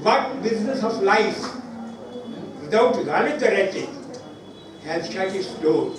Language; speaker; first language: English; non-native, local second language; Urdu